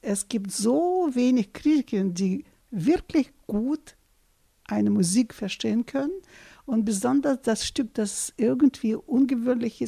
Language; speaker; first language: German; non-native, fluent; Russian